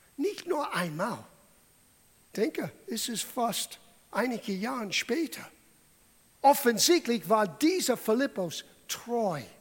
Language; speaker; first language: German; non-native, fluent; English